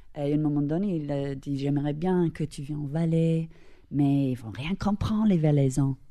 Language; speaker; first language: French; non-native, fluent; English